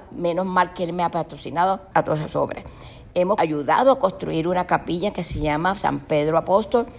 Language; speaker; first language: Spanish; native; Spanish